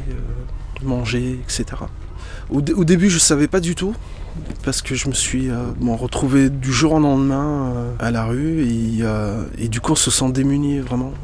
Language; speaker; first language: French; early bilingual, other home language; Arabic